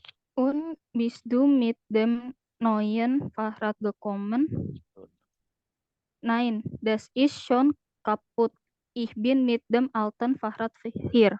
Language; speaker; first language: German; non-native, learner; Indonesian